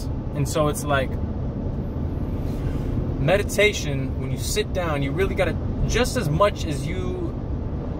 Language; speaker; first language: English; native; English